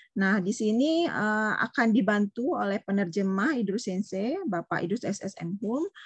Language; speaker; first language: Indonesian; native; Indonesian